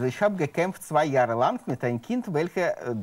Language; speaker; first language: German; non-native, learner; Russian